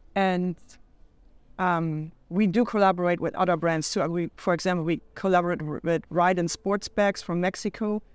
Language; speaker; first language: English; non-native, fluent; German